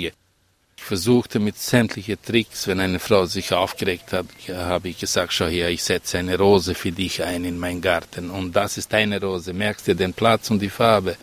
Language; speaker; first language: German; non-native, fluent; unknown